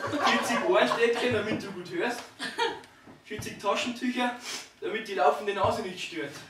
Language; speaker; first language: German; native; German